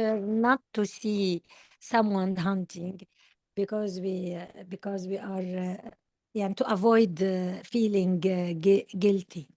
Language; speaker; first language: English; non-native, learner; Arabic